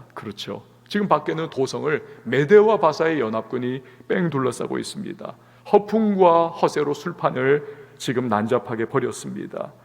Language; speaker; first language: Korean; native; Korean